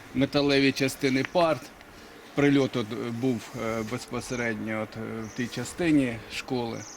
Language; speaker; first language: Ukrainian; native; Ukrainian